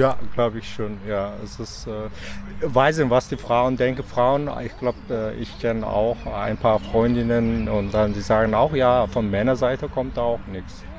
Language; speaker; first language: German; non-native, fluent; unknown